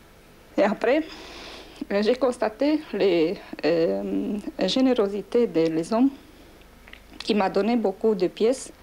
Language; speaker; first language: French; non-native, learner; Romanian